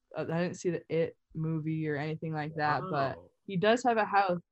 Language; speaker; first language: English; native; English